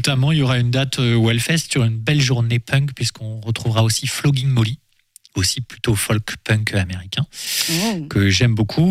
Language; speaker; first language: French; native; French